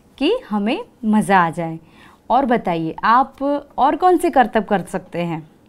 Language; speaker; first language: Hindi; non-native, local second language; Gujarati